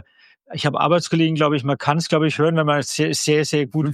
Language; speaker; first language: German; native; German